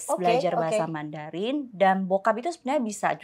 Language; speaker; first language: Indonesian; native; Indonesian